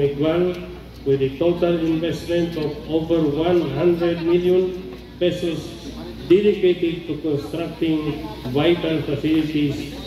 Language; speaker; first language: English; non-native, local second language; Maguindanaon